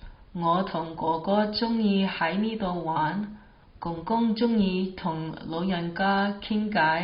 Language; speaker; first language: Cantonese; early bilingual, heritage; Cantonese